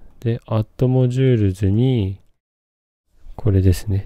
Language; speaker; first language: Japanese; native; Japanese